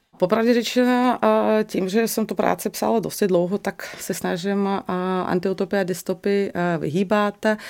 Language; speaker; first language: Czech; non-native, fluent; Russian